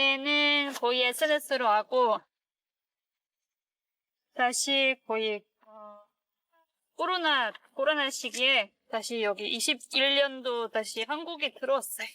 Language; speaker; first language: Korean; non-native, fluent; French